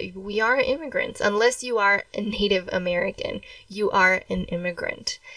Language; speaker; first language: English; early bilingual, other home language; Spanish